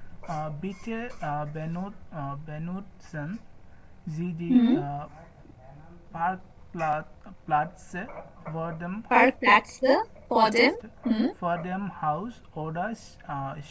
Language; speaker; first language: German; non-native, learner; Bangla